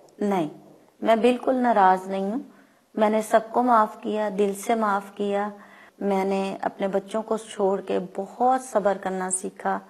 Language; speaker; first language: Urdu; non-native, local second language; Punjabi